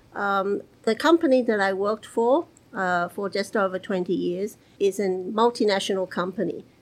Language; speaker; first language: English; early bilingual, other home language; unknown